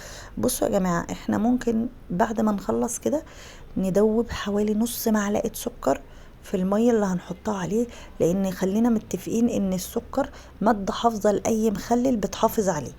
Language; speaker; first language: Arabic; native; Arabic